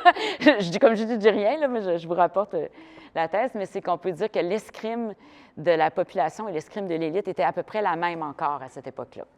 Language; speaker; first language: French; native; French